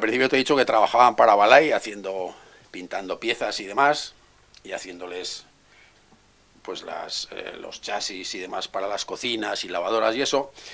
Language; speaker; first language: Spanish; native; Spanish